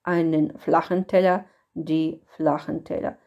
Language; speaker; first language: German; non-native, fluent; Russian